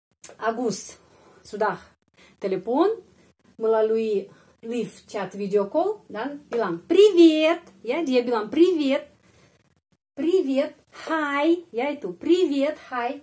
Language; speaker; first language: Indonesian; non-native, fluent; Russian